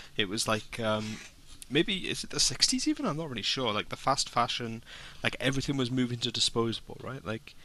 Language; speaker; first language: English; native; English